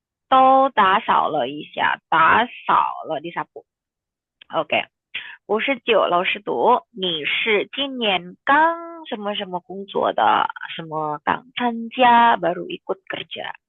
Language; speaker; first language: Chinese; non-native, fluent; Indonesian